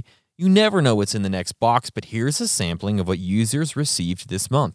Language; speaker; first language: English; native; English